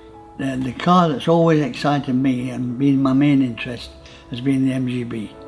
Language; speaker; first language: English; native; English